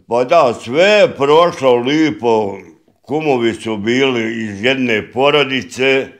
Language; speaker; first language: Croatian; native; Croatian